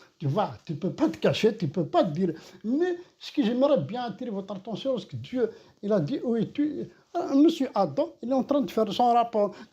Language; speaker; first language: French; non-native, local second language; Kabyle